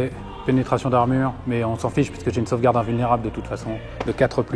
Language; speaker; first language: French; native; French